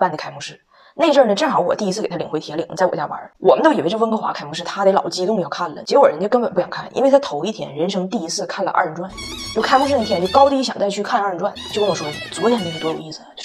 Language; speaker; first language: Chinese; native; Chinese